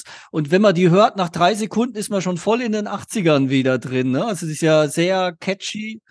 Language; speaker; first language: German; native; German